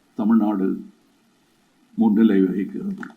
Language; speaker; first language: Tamil; native; Tamil